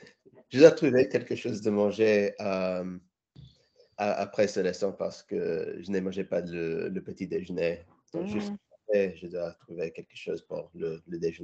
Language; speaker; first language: French; non-native, learner; English